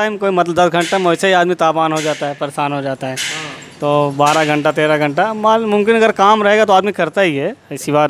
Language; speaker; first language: Hindi; native; Hindi